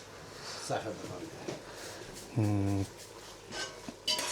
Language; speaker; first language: Russian; non-native, fluent; Uzbek